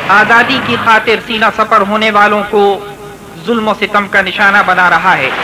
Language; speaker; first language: Urdu; native; Urdu